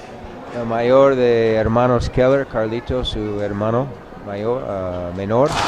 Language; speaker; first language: Spanish; non-native, learner; English